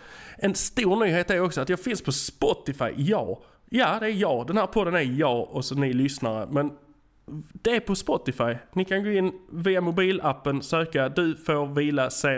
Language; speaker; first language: Swedish; native; Swedish